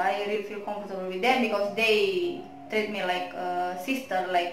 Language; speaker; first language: English; non-native, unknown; Indonesian